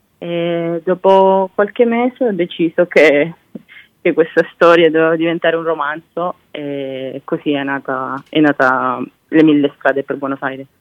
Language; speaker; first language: Italian; early bilingual, heritage; Spanish